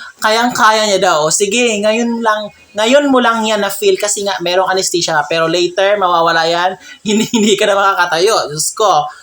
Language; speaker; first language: Filipino; non-native, local second language; Cebuano